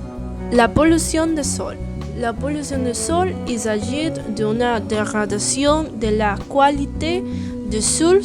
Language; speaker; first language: French; non-native, learner; Spanish